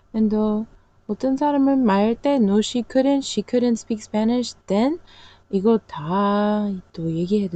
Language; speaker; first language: Korean; non-native, learner; English